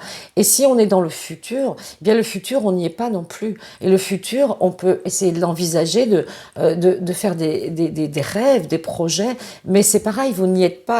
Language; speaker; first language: French; native; French